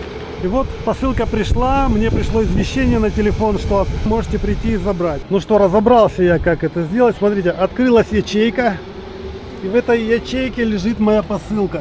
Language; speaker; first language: Russian; native; Russian